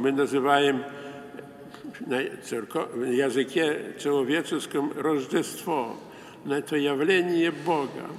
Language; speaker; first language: Polish; non-native, local second language; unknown